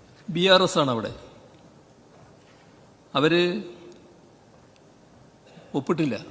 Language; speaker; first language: Malayalam; native; Malayalam